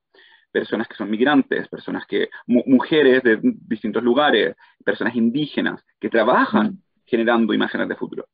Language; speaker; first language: Spanish; native; Spanish